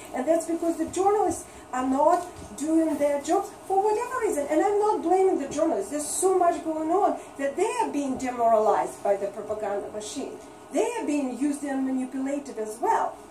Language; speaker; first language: English; non-native, fluent; Russian